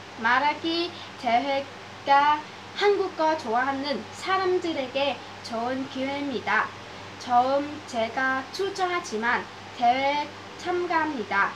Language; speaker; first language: Korean; non-native, learner; Vietnamese